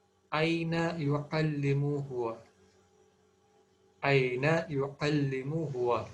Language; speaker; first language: Arabic; non-native, fluent; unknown